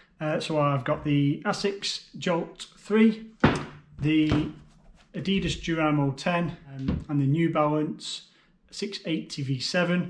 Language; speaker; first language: English; native; English